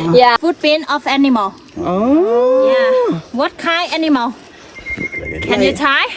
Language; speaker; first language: English; non-native, learner; Thai